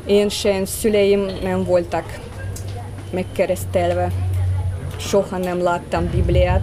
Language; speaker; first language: Hungarian; non-native, fluent; Russian